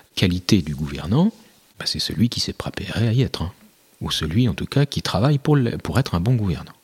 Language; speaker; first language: French; native; French